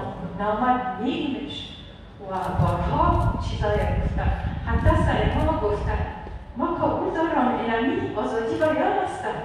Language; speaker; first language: Persian; non-native, learner; Arabic